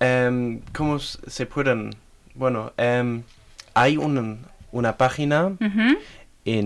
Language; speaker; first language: Spanish; non-native, learner; German